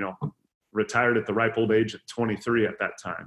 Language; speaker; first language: English; native; English